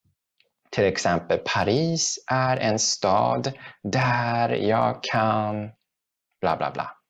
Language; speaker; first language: Swedish; non-native, fluent; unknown